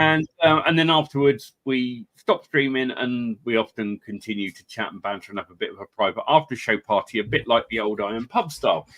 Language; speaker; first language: English; native; English